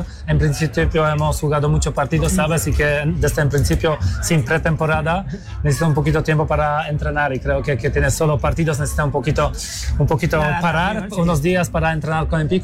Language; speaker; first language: Spanish; non-native, learner; Polish